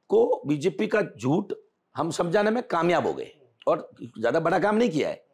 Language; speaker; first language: Hindi; native; Hindi